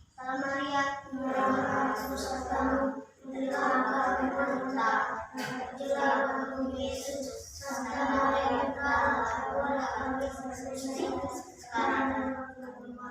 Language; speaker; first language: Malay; non-native, local second language; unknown